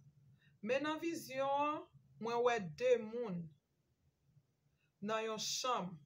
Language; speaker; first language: French; non-native, learner; Haitian Creole